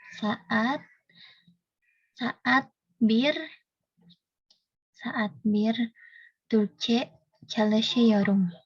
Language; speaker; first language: Turkish; non-native, learner; Indonesian